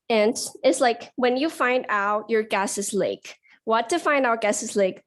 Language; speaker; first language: English; non-native, learner; Chinese